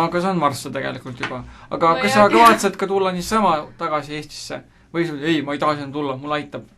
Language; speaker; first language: Estonian; native; Estonian